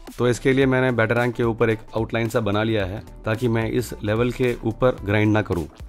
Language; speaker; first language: Hindi; non-native, local second language; Tamil